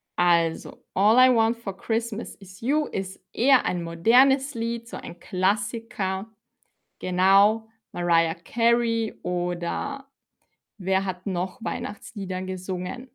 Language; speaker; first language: German; non-native, fluent; Filipino